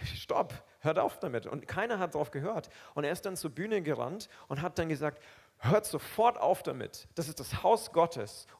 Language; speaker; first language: German; native; German